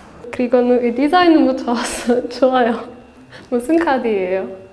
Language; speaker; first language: Korean; non-native, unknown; Czech